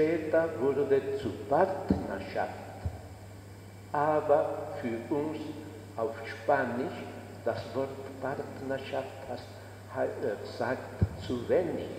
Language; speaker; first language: German; non-native, fluent; Spanish